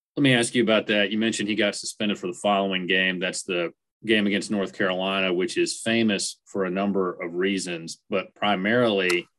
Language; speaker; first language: English; native; English